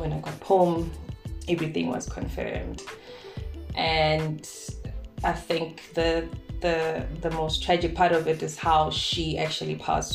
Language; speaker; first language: English; non-native, local second language; Zulu